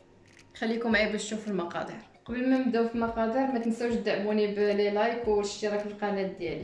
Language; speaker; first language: Arabic; native; Arabic